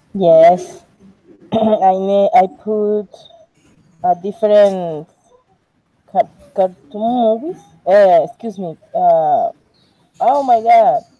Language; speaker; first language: English; non-native, learner; Spanish